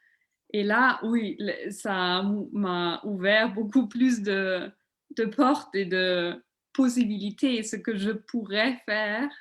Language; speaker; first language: French; non-native, local second language; German